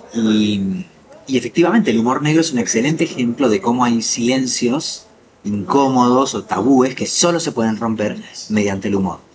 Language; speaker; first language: Spanish; native; Spanish